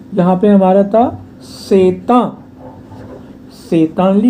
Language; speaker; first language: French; non-native, fluent; Hindi